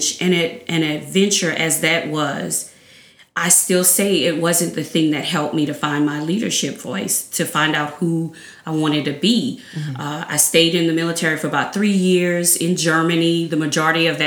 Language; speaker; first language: English; native; English